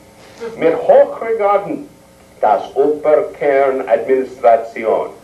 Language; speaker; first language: German; non-native, learner; English